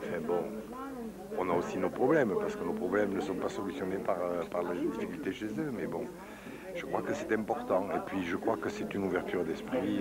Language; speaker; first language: French; native; French